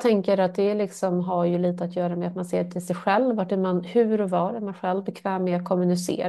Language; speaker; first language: Swedish; native; Swedish